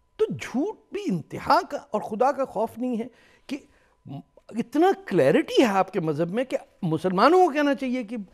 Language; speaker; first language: Urdu; native; Urdu